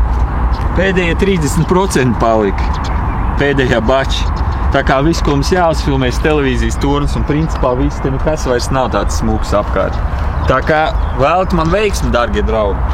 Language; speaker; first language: Latvian; native; Latvian